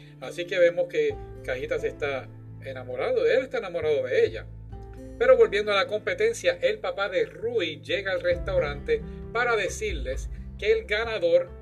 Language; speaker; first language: Spanish; native; Spanish